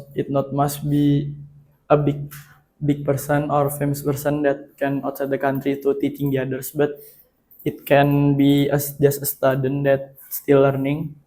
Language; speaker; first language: English; non-native, learner; Indonesian